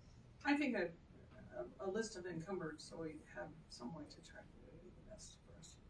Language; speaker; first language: English; native; English